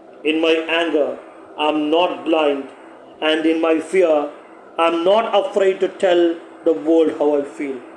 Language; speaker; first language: English; non-native, local second language; Malayalam